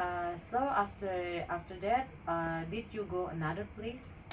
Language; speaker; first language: English; non-native, learner; Indonesian